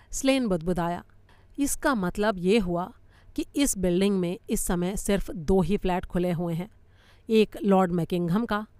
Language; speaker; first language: Hindi; native; Hindi